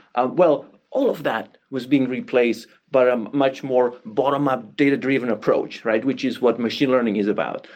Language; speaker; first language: English; non-native, fluent; Catalan